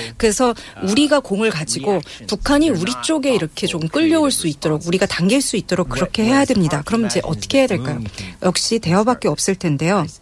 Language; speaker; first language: Korean; non-native, fluent; English